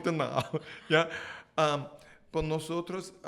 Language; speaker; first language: Spanish; non-native, learner; English